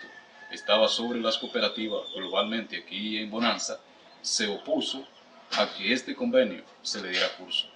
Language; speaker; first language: Spanish; native; Spanish